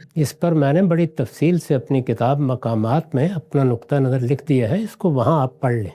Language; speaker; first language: Urdu; non-native, local second language; Punjabi